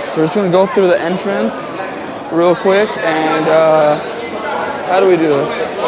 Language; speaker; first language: English; native; English